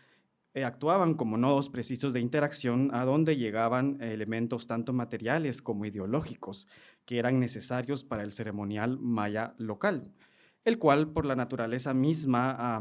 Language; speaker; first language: Spanish; native; Spanish